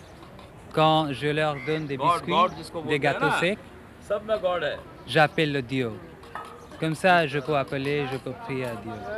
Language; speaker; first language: French; non-native, fluent; Bangla